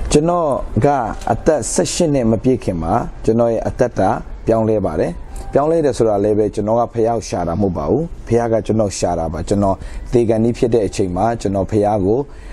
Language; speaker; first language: Burmese; native; Burmese